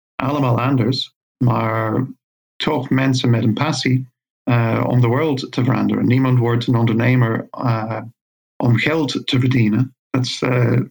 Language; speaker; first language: Dutch; non-native, fluent; English